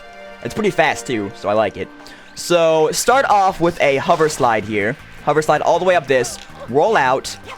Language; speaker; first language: English; native; English